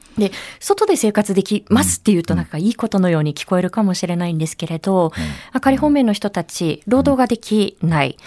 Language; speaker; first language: Japanese; native; Japanese